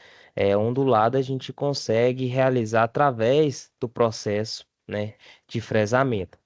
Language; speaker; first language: Portuguese; native; Portuguese